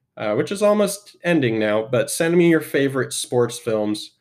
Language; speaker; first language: English; native; English